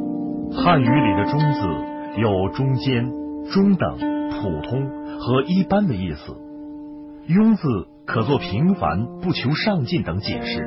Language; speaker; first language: Chinese; native; Chinese